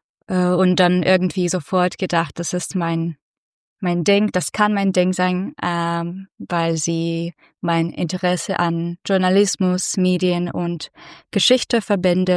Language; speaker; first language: German; non-native, fluent; Russian